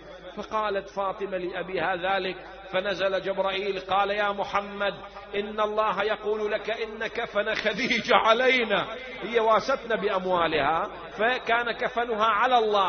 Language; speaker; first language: Arabic; native; Arabic